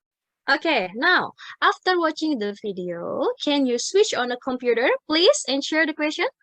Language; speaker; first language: English; non-native, learner; Indonesian